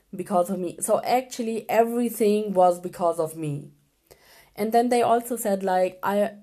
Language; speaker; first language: English; non-native, fluent; Urdu